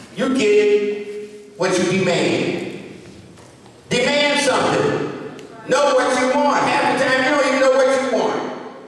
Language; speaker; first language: English; native; English